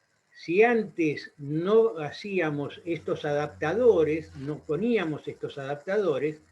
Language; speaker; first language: Spanish; native; Spanish